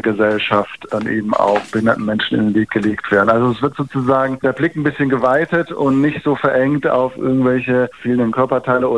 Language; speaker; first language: German; native; German